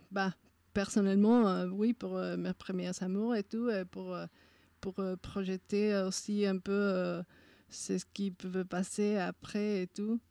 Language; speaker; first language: French; non-native, fluent; Spanish